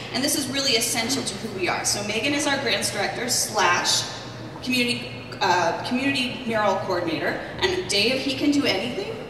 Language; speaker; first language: English; native; English